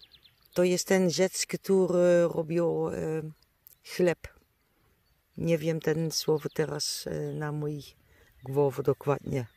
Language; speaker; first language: Polish; non-native, learner; Dutch